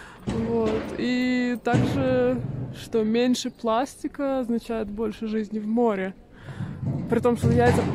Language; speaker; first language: Russian; native; Russian